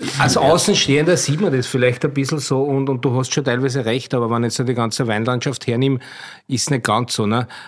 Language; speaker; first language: German; native; German